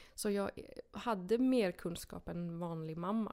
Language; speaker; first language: Swedish; non-native, fluent; Icelandic